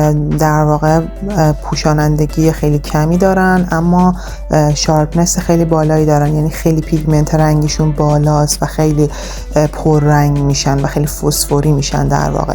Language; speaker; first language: Persian; native; Persian